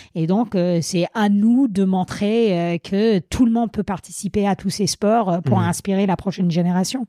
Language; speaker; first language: French; non-native, fluent; English